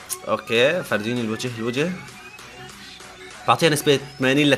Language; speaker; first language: Arabic; native; Arabic